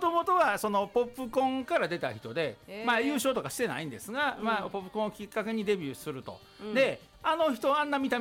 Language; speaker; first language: Japanese; native; Japanese